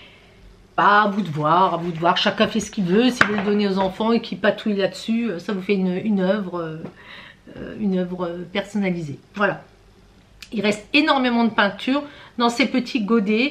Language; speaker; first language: French; native; French